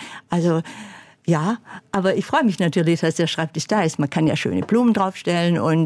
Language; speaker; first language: German; native; German